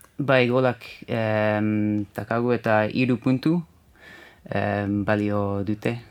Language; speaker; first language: Basque; non-native, learner; English